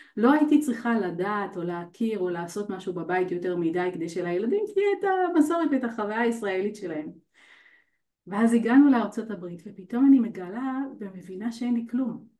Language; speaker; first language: Hebrew; native; Hebrew